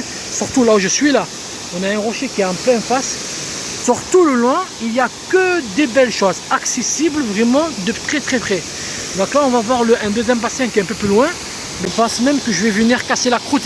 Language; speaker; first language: French; native; French